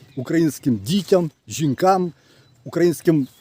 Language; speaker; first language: Ukrainian; non-native, local second language; Russian